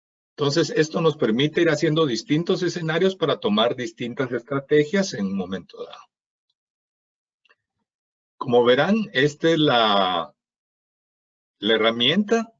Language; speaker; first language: Spanish; native; Spanish